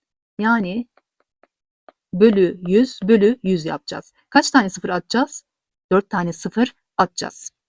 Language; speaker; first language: Turkish; native; Turkish